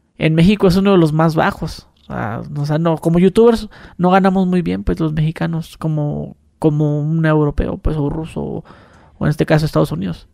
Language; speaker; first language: Spanish; native; Spanish